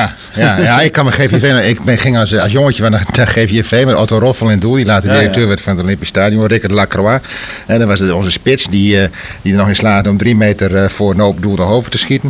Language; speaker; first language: Dutch; native; Dutch